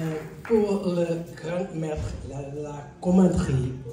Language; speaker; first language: French; non-native, learner; Portuguese